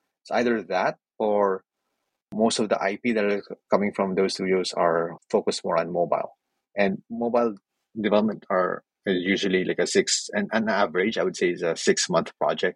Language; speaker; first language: English; non-native, local second language; Filipino